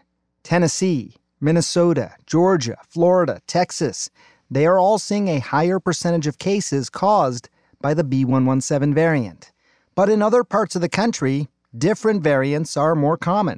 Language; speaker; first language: English; native; English